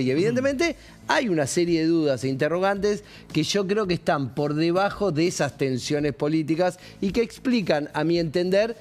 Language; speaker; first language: Spanish; native; Spanish